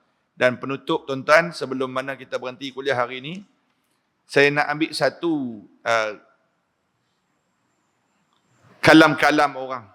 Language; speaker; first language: Malay; native; Malay